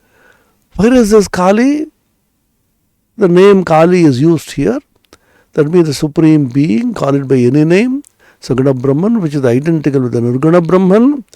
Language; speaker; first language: English; non-native, local second language; Bangla